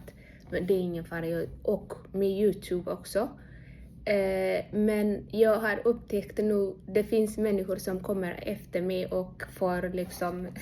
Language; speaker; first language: Swedish; non-native, fluent; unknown